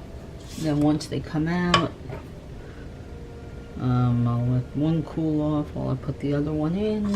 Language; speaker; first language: English; native; English